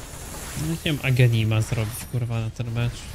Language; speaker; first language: Polish; native; Polish